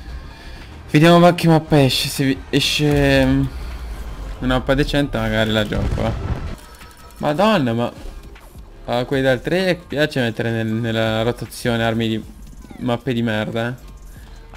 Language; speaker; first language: Italian; native; Italian